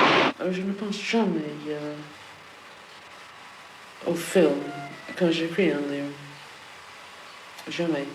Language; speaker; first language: French; non-native, fluent; English